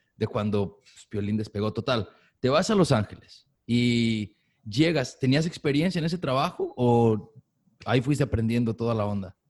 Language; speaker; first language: Spanish; native; Spanish